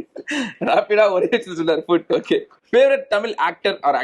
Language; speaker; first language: Tamil; native; Tamil